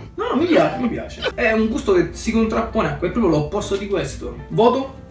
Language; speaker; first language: Italian; native; Italian